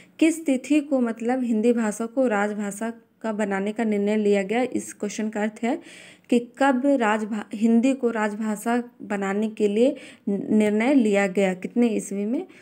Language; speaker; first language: Hindi; native; Hindi